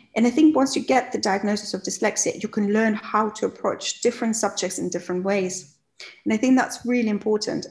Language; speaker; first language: English; non-native, fluent; Russian